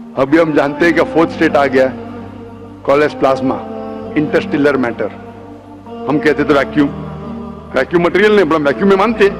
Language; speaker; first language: Hindi; non-native, local second language; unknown